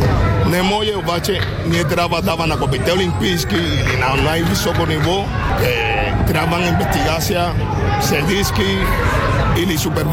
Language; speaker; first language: Bulgarian; non-native, learner; Spanish